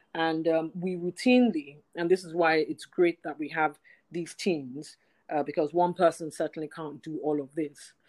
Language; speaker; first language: English; non-native, local second language; Yoruba